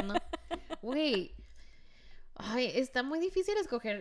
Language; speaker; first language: Spanish; early bilingual, heritage; Spanish